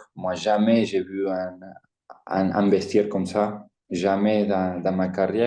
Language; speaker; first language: French; non-native, fluent; Spanish